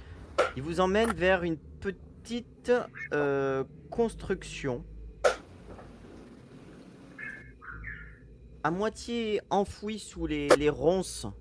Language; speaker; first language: French; native; French